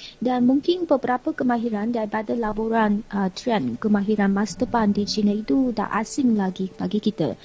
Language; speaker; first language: Malay; non-native, fluent; Chinese